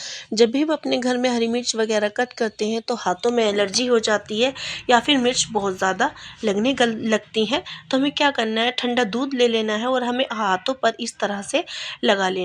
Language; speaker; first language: Hindi; native; Hindi